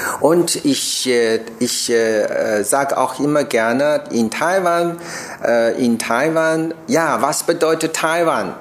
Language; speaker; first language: German; non-native, learner; Chinese